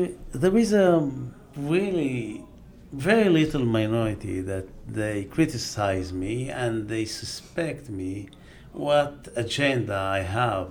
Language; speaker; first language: English; non-native, fluent; Aramaic